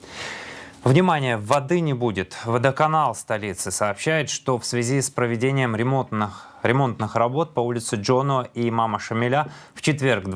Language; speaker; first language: Russian; native; Russian